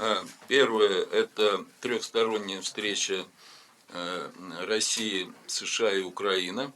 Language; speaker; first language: Russian; native; Russian